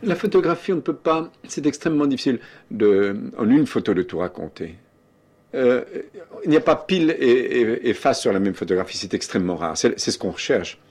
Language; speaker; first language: French; native; French